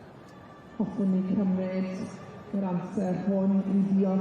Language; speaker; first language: Welsh; non-native, learner; English